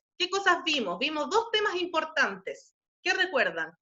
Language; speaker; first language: Spanish; native; Spanish